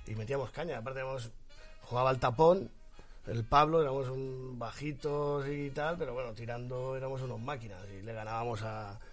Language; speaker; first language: Spanish; native; Spanish